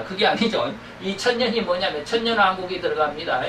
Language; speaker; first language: Korean; native; Korean